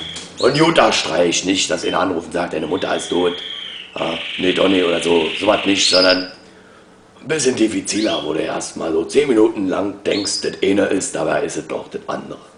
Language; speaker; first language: German; native; German